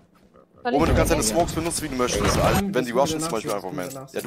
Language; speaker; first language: German; native; German